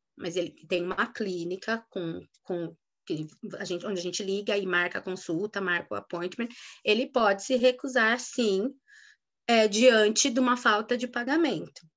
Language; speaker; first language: Portuguese; native; Portuguese